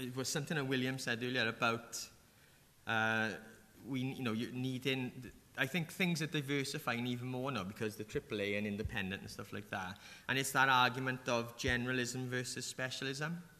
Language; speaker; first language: English; native; English